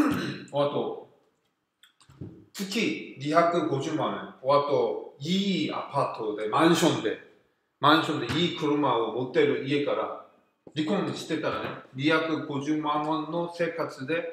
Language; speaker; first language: Japanese; non-native, fluent; Korean